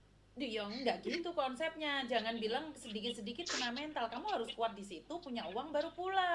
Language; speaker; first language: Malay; non-native, local second language; Javanese